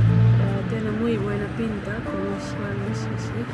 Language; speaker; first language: Spanish; non-native, fluent; Dutch